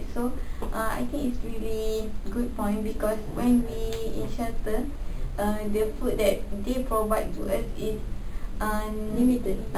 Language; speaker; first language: English; non-native, local second language; Malay